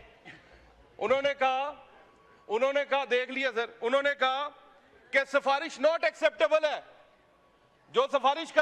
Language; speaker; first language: Urdu; non-native, local second language; Punjabi